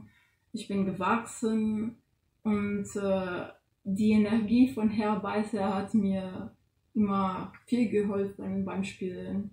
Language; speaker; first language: German; non-native, fluent; Portuguese